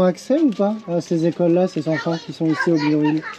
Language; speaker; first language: French; native; French